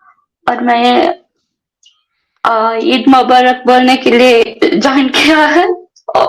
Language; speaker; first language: Hindi; non-native, local second language; Kannada